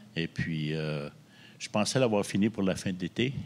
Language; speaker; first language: French; native; French